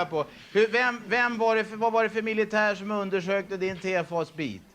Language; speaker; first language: Swedish; native; Swedish